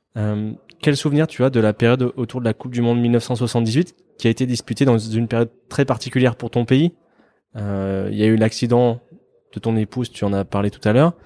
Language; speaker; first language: French; native; French